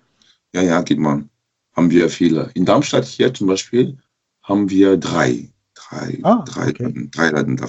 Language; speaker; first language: German; non-native, local second language; French